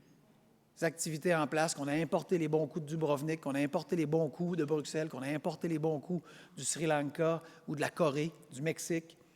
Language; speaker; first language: French; native; French